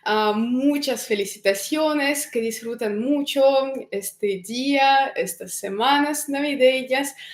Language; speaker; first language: Spanish; non-native, fluent; Russian